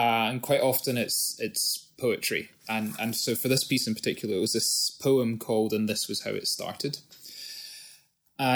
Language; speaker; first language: English; native; English